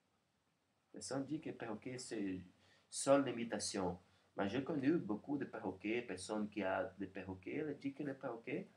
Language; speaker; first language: French; non-native, learner; Portuguese